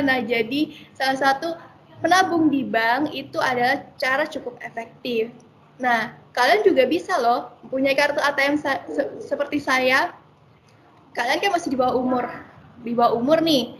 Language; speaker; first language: Indonesian; native; Indonesian